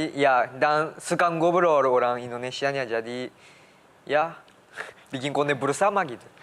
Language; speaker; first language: Indonesian; early bilingual, heritage; Japanese